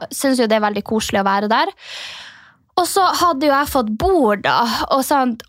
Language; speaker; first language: Norwegian; native; Norwegian